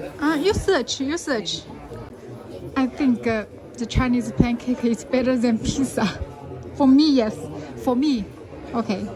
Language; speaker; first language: English; non-native, fluent; Chinese